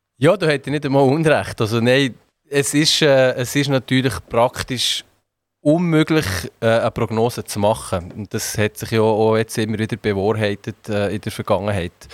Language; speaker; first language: German; native; German